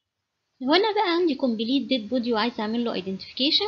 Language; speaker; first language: Arabic; native; Arabic